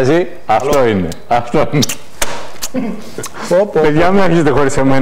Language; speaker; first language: Greek; native; Greek